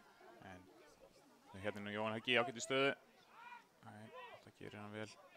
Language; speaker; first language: Icelandic; native; Icelandic